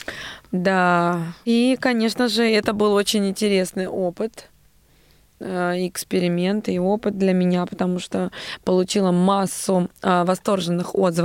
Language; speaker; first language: Russian; native; Russian